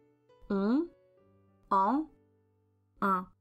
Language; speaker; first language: French; native; French